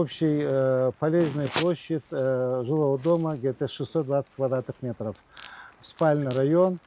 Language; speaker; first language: Russian; non-native, local second language; Kyrgyz